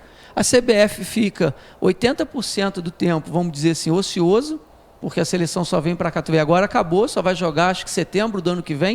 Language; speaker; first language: Portuguese; native; Portuguese